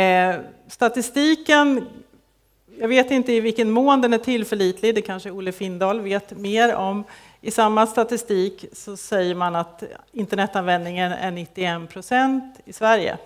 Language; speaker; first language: Swedish; native; Swedish